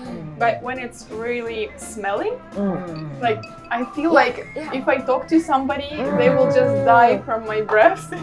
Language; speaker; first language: English; non-native, fluent; Ukrainian